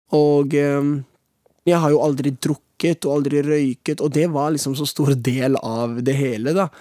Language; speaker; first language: Norwegian; native; Norwegian